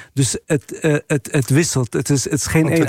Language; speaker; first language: Dutch; non-native, fluent; Arabic